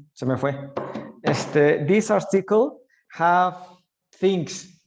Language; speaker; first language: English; non-native, learner; Spanish